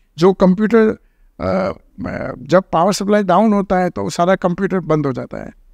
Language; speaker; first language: Hindi; non-native, local second language; Gujarati